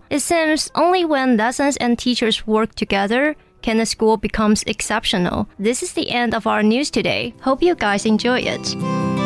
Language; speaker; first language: English; non-native, fluent; Chinese